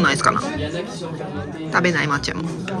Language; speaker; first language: Japanese; native; Japanese